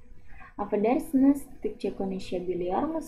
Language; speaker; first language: Turkish; non-native, fluent; Indonesian